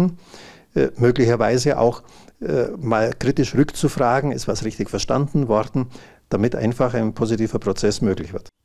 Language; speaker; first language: German; native; German